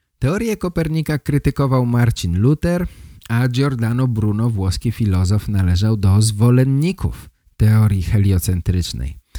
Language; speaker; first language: Polish; native; Polish